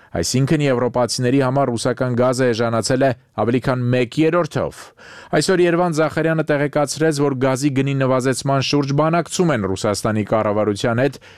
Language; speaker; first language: Armenian; native; Armenian